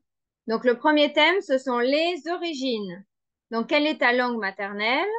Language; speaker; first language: French; non-native, fluent; Spanish